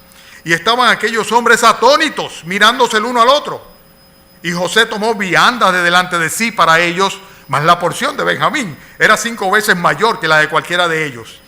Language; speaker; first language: Spanish; native; Spanish